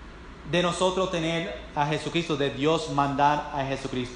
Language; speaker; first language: Spanish; non-native, fluent; English